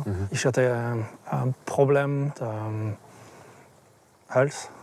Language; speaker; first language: German; non-native, learner; French